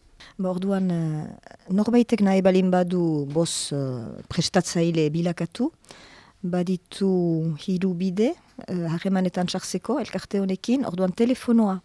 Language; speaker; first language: Basque; native; Basque